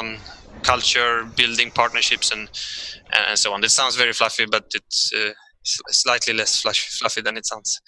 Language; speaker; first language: English; non-native, fluent; Swedish